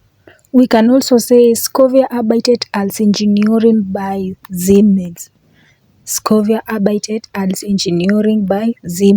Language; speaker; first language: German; non-native, fluent; English